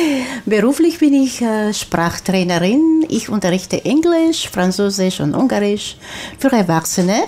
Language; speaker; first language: German; non-native, fluent; Hungarian